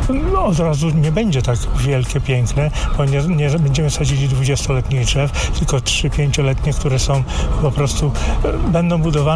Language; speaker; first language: Polish; native; Polish